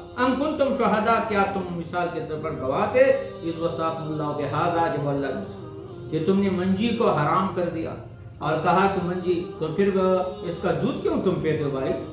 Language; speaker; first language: Urdu; non-native, local second language; Pashto